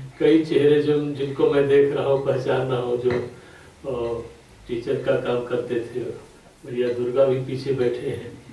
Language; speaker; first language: Hindi; native; Hindi